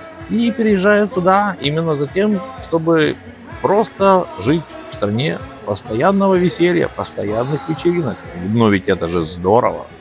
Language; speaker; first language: Russian; native; Russian